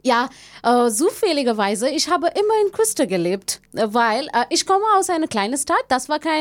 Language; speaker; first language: German; non-native, learner; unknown